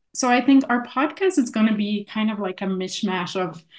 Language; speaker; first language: English; non-native, fluent; Polish